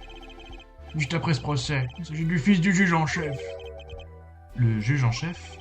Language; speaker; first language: French; native; French